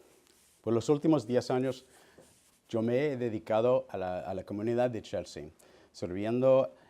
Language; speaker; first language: Spanish; early bilingual, heritage; Spanish